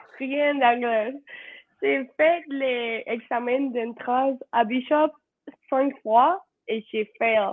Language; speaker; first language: French; non-native, learner; Spanish